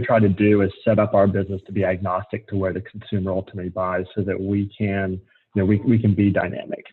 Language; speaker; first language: English; native; English